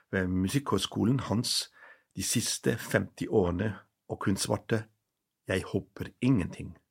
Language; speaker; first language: Norwegian; non-native, fluent; German